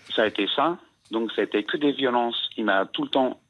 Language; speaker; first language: French; native; French